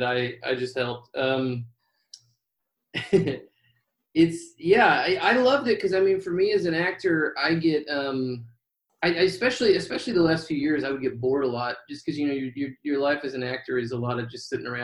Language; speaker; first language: English; native; English